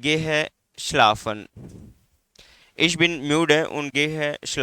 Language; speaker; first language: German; non-native, fluent; Hindi